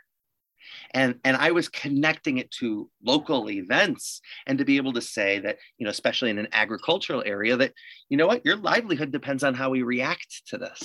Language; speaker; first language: English; native; English